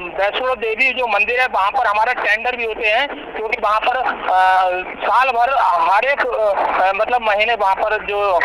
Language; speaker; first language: Hindi; native; Hindi